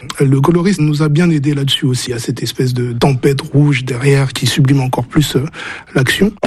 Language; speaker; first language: French; early bilingual, other home language; Haitian Creole